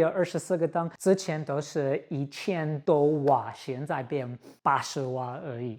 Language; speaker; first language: Chinese; non-native, fluent; English